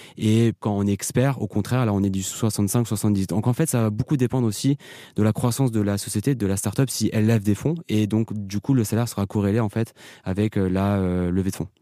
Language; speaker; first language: French; native; French